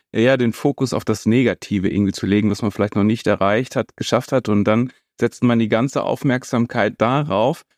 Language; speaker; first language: German; native; German